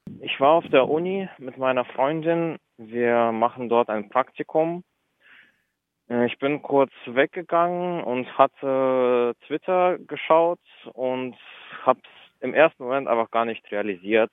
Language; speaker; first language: German; early bilingual, other home language; Russian